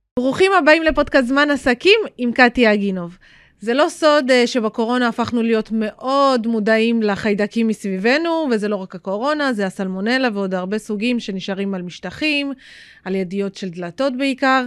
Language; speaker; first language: Hebrew; native; Hebrew